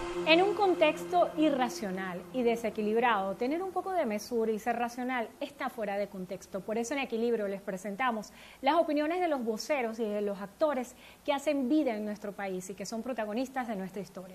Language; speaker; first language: Spanish; native; Spanish